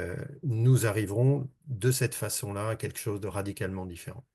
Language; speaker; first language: French; native; French